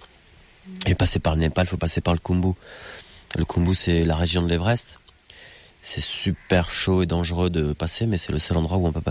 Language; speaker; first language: French; native; French